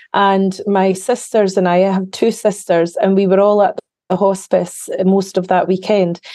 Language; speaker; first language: English; native; English